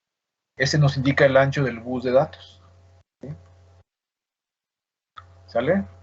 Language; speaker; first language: Spanish; native; Spanish